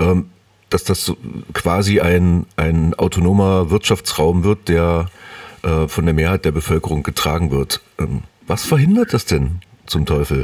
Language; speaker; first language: German; native; German